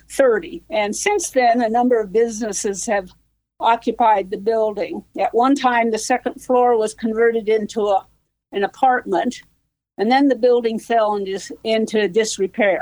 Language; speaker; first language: English; native; English